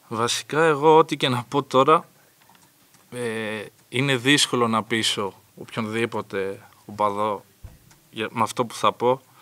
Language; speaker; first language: Greek; native; Greek